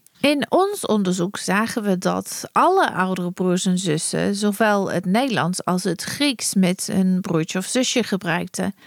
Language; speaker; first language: Dutch; non-native, fluent; English